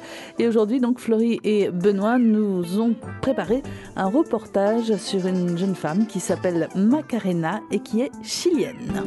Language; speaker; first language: French; native; French